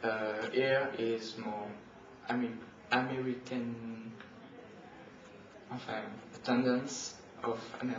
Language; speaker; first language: English; non-native, learner; French